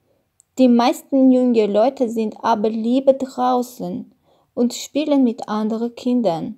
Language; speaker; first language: German; non-native, learner; Armenian